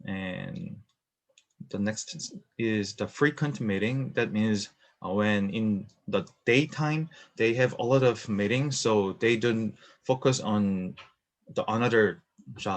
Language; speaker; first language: English; non-native, learner; Korean